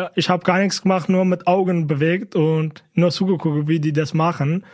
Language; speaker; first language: German; non-native, fluent; Kurdish